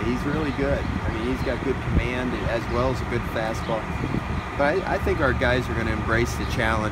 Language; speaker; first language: English; native; English